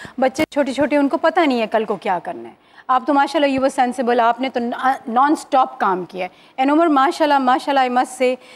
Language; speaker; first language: Urdu; native; Urdu